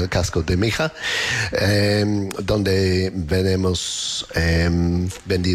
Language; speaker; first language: Spanish; non-native, learner; English